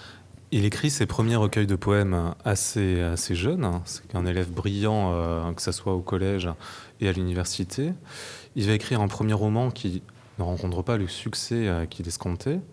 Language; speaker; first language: French; native; French